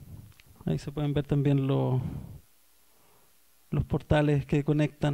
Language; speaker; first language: Spanish; native; Spanish